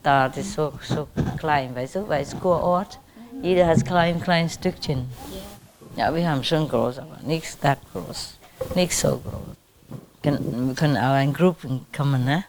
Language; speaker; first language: German; non-native, learner; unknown